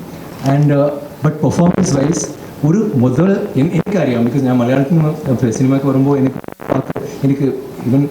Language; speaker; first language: Malayalam; non-native, local second language; Tamil